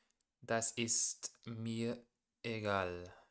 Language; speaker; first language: German; non-native, learner; English